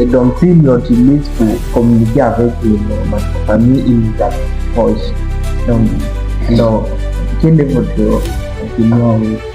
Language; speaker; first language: French; non-native, learner; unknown